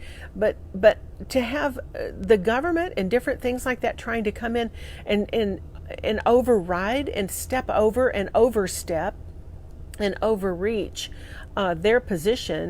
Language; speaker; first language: English; native; English